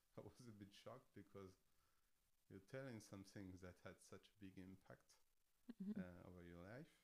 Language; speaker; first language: English; non-native, fluent; French